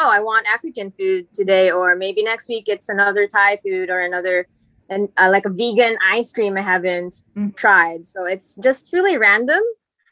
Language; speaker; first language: English; non-native, local second language; Filipino